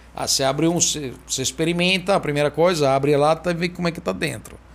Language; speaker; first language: Portuguese; non-native, fluent; Italian